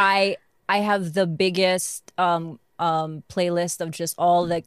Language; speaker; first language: English; non-native, local second language; Filipino